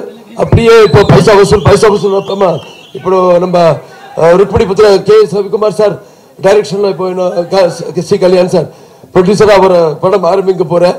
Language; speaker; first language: Tamil; non-native, local second language; Telugu